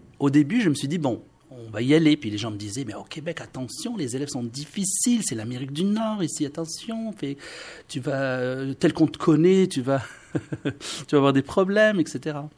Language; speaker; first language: French; non-native, local second language; Arabic